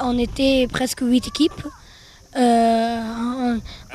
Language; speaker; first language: French; non-native, fluent; Arabic